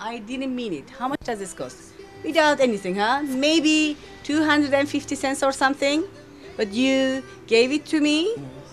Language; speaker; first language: English; non-native, learner; Greek